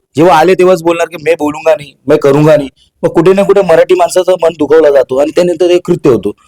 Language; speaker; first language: Marathi; non-native, local second language; Hindi